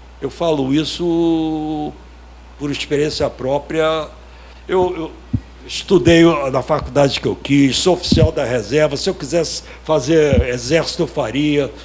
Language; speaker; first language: Portuguese; early bilingual, other home language; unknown